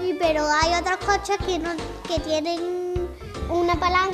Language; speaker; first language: Spanish; native; Spanish